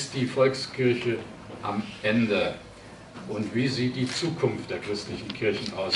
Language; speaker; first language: German; native; German